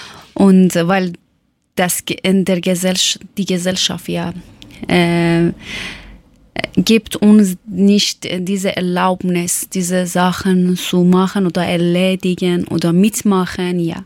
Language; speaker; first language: German; non-native, fluent; Persian